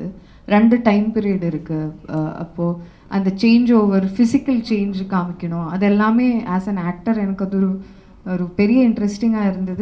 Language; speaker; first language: Tamil; non-native, local second language; Malayalam